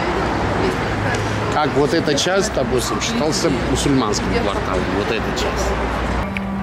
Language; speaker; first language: Russian; non-native, local second language; Georgian